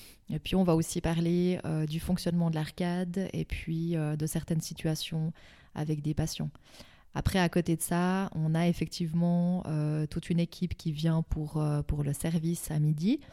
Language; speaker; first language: French; native; French